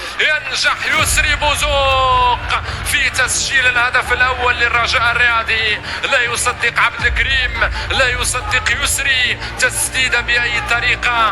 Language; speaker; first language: Arabic; native; Arabic